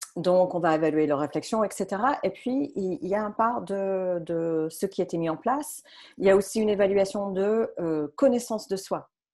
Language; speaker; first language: French; non-native, fluent; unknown